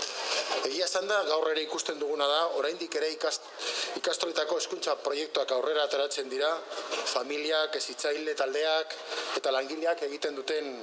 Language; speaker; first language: Basque; native; Basque